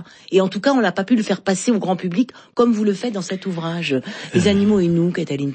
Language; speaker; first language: French; native; French